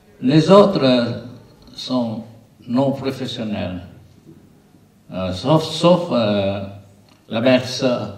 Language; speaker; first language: French; non-native, learner; Vietnamese